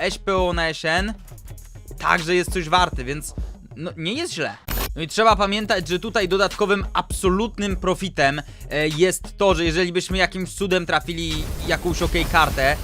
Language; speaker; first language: Polish; native; Polish